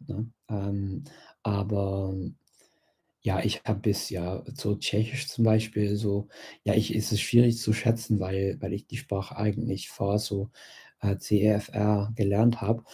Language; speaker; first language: German; non-native, fluent; English